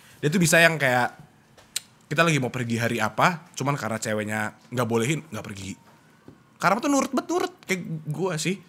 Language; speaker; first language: Indonesian; native; Indonesian